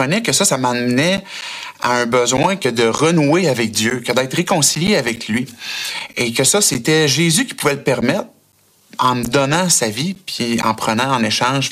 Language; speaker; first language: French; native; French